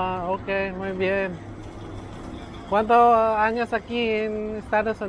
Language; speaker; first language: Spanish; non-native, learner; Filipino